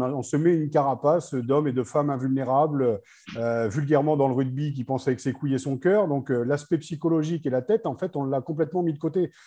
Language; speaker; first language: French; native; French